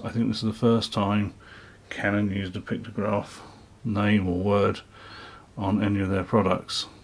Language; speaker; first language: English; native; English